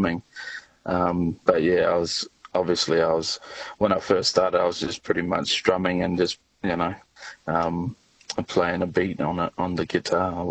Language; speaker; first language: English; native; English